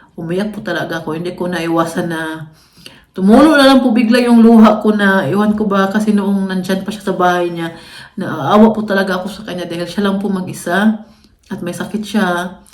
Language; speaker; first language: Filipino; non-native, local second language; Cebuano